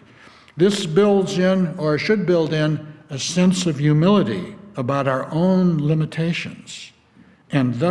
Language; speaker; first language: English; native; English